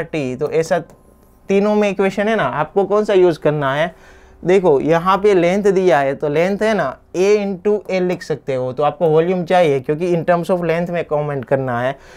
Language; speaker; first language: Hindi; non-native, local second language; Gujarati